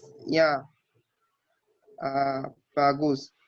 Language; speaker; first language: Indonesian; non-native, learner; Arabic